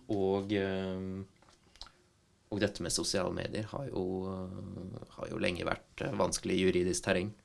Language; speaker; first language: Norwegian; native; Norwegian